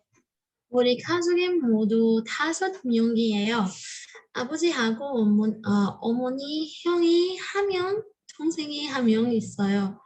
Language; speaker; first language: Korean; non-native, learner; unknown